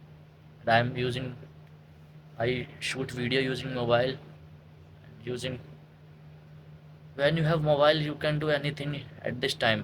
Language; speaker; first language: English; non-native, learner; Hindi